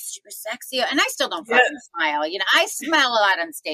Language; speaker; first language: English; native; English